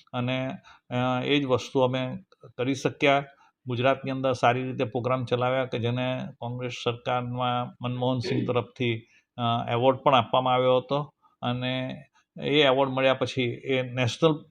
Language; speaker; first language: Gujarati; native; Gujarati